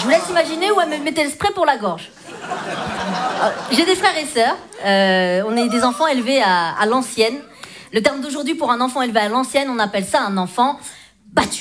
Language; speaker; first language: French; native; French